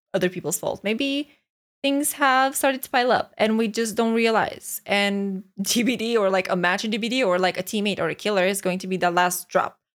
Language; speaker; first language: English; non-native, fluent; Romanian